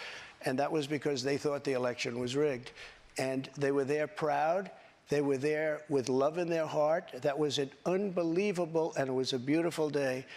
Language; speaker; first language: English; native; English